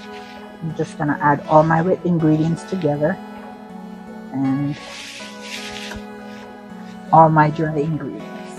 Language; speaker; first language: English; native; English